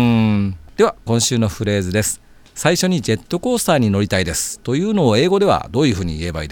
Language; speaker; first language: Japanese; native; Japanese